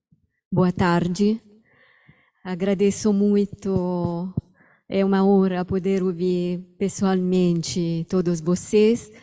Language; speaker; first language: Portuguese; non-native, fluent; Italian